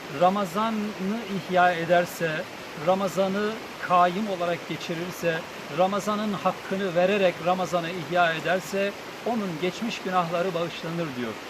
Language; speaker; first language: Turkish; native; Turkish